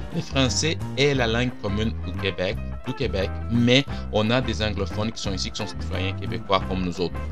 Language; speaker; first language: French; non-native, fluent; Portuguese